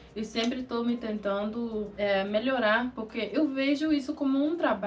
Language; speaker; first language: Portuguese; non-native, fluent; English